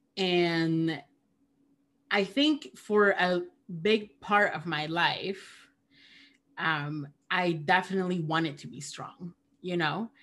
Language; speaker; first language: English; early bilingual, other home language; Spanish